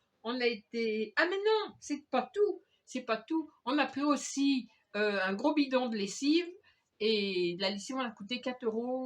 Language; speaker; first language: French; native; French